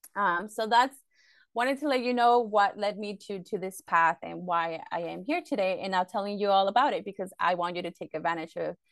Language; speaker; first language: English; early bilingual, other home language; Spanish